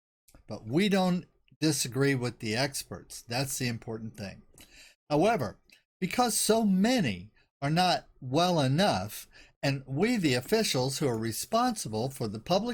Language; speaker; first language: English; native; English